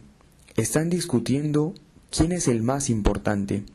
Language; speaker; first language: Spanish; native; Spanish